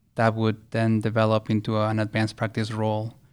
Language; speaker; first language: English; early bilingual, other home language; Spanish